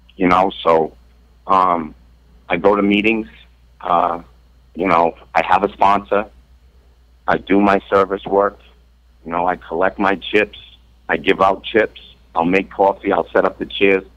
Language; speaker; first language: English; native; English